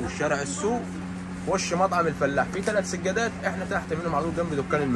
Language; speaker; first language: Arabic; native; Arabic